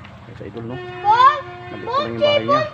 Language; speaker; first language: Filipino; native; Filipino